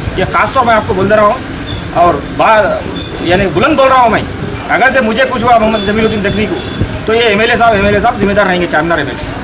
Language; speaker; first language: Urdu; native; Urdu